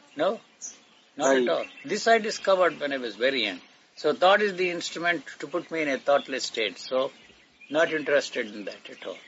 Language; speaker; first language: English; non-native, local second language; Telugu